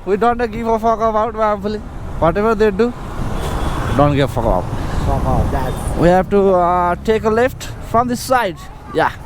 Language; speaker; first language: English; non-native, learner; Nepali